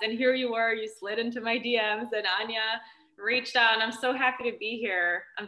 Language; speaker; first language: English; early bilingual, other home language; Romanian